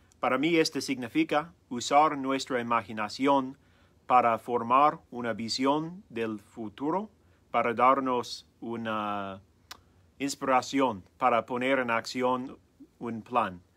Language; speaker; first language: Spanish; non-native, fluent; English